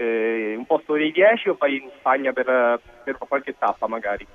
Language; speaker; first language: Italian; native; Italian